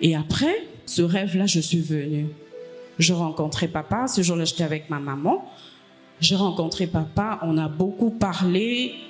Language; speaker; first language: French; non-native, local second language; Lingala